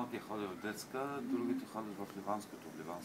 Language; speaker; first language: Bulgarian; non-native, learner; Arabic